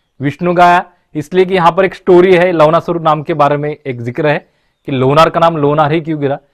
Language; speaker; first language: Hindi; non-native, local second language; Marathi